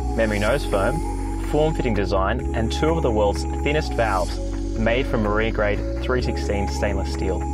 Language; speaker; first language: English; native; English